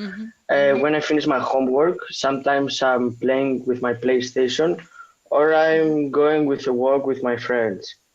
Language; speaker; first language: English; non-native, fluent; Greek